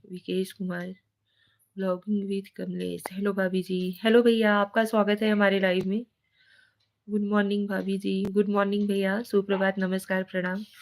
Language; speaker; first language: Hindi; native; Hindi